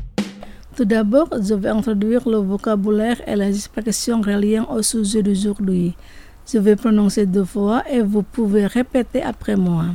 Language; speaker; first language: French; non-native, fluent; Indonesian